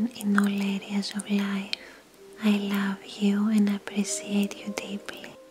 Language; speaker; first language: English; non-native, fluent; Greek